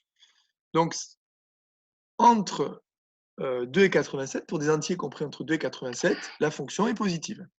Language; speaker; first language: French; native; French